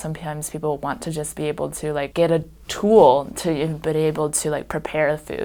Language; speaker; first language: English; native; English